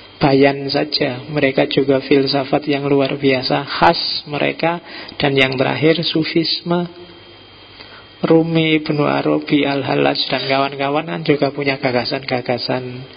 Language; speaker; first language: Indonesian; non-native, local second language; Javanese